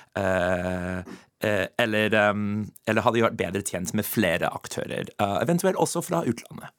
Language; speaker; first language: Norwegian; non-native, fluent; English